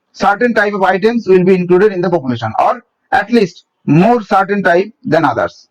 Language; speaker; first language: English; non-native, local second language; Bangla